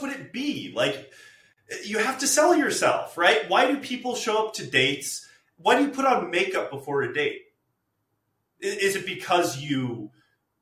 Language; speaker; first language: English; native; English